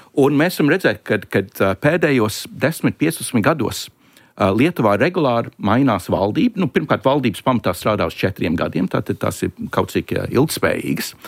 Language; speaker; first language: Latvian; early bilingual, heritage; Latvian